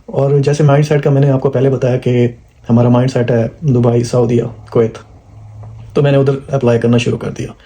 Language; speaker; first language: Urdu; non-native, local second language; Punjabi